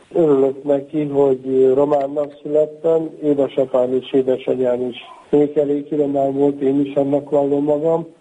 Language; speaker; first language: Hungarian; non-native, local second language; Romanian